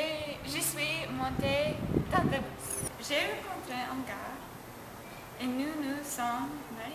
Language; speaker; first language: French; non-native, learner; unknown